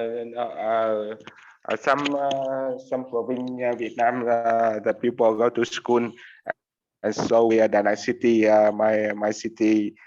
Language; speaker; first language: English; non-native, learner; Vietnamese